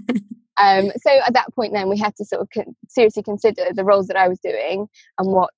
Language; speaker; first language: English; native; English